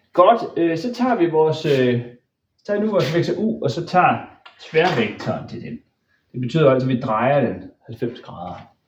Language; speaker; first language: Danish; native; Danish